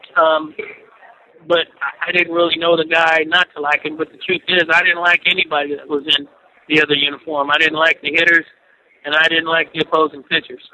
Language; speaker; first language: English; native; English